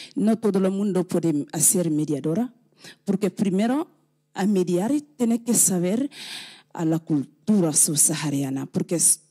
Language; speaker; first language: Spanish; non-native, learner; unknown